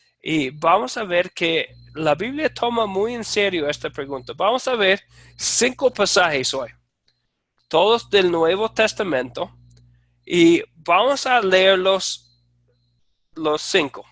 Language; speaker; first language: Spanish; non-native, fluent; English